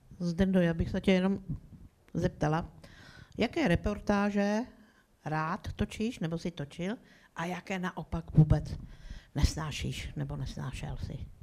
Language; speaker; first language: Czech; native; Czech